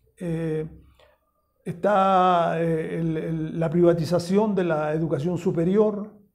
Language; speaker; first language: Spanish; native; Spanish